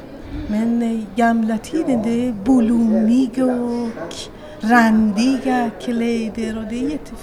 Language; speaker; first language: Swedish; non-native, learner; Persian